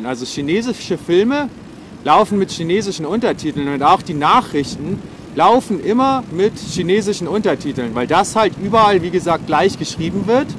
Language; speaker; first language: German; native; German